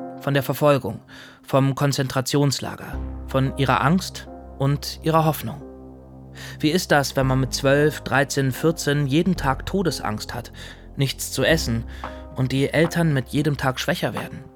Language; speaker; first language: German; native; German